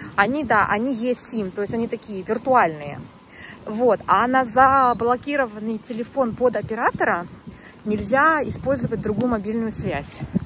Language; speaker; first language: Russian; native; Russian